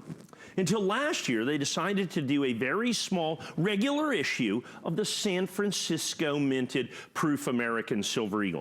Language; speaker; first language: English; native; English